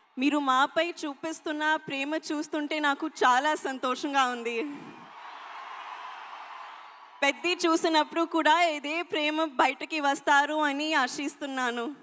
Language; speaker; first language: Telugu; non-native, learner; Hindi